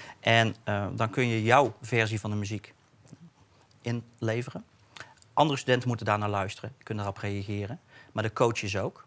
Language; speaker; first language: Dutch; native; Dutch